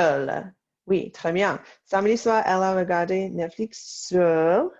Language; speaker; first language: French; non-native, fluent; English